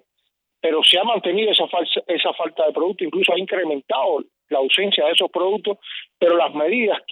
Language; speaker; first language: Spanish; native; Spanish